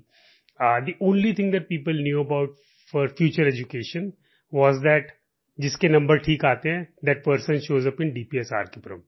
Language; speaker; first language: English; non-native, local second language; Punjabi